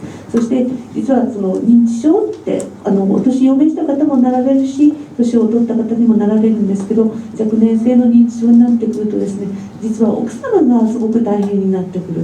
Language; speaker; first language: Japanese; native; Japanese